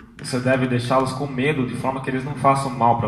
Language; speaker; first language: Portuguese; native; Portuguese